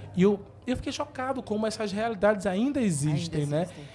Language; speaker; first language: Portuguese; native; Portuguese